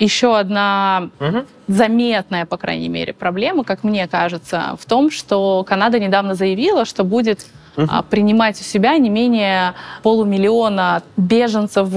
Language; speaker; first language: Russian; native; Russian